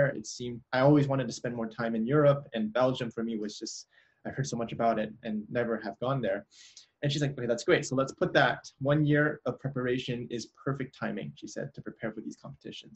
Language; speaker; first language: English; native; English